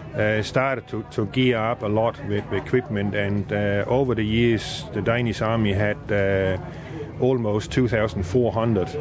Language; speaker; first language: English; non-native, fluent; Danish